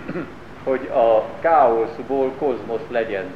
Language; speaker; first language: Hungarian; native; Hungarian